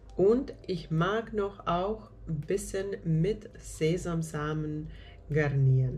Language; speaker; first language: German; non-native, fluent; Finnish